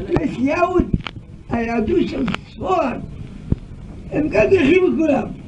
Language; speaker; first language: Hebrew; non-native, fluent; Yiddish